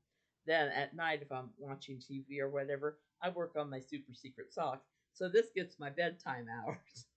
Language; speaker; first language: English; native; English